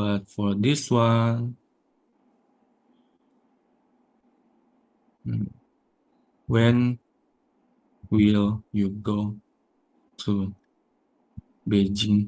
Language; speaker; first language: English; non-native, fluent; Indonesian